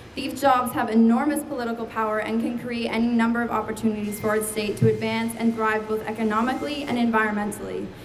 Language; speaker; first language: English; native; English